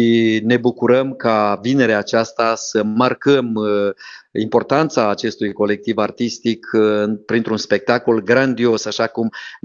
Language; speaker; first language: Romanian; native; Romanian